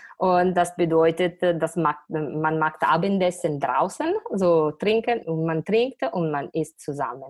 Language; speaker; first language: German; non-native, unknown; Italian